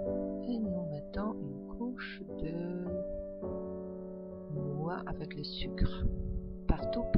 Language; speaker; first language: French; non-native, fluent; Polish